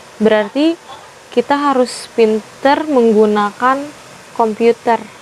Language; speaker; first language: Indonesian; native; Indonesian